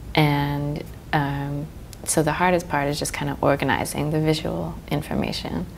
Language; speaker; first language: English; native; English